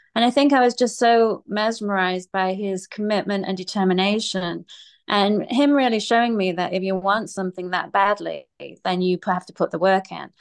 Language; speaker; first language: English; native; English